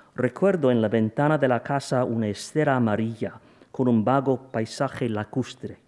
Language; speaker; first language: Spanish; non-native, fluent; English